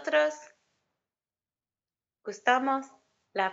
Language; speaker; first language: Spanish; non-native, learner; English